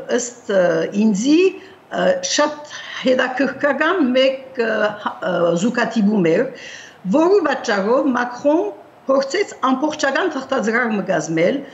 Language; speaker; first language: Armenian; early bilingual, heritage; Armenian